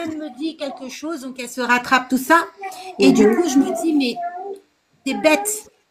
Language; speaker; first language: French; native; French